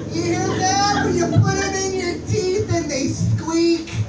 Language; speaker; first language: English; native; English